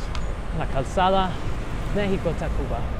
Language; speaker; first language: Spanish; non-native, learner; English